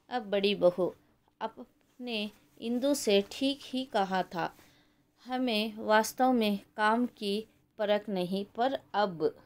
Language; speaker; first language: Hindi; non-native, local second language; Kannada